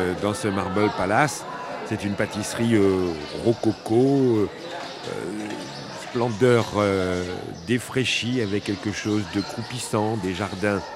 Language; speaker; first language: French; native; French